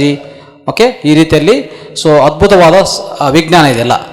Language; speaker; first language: Kannada; native; Kannada